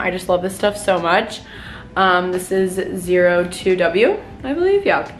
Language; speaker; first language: English; native; English